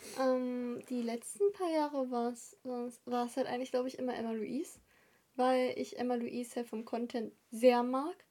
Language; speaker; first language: German; early bilingual, other home language; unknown